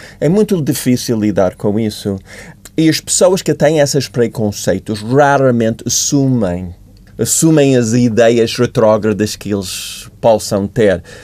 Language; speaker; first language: Portuguese; non-native, fluent; English